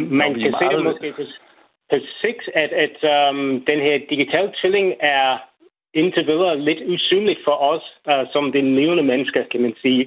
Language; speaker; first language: Danish; non-native, fluent; English